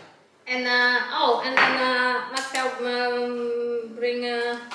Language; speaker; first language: Dutch; non-native, learner; Vietnamese